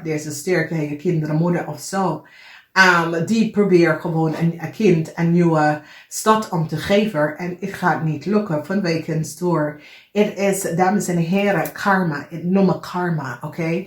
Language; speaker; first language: Dutch; non-native, fluent; English